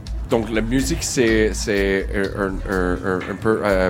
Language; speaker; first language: French; non-native, learner; English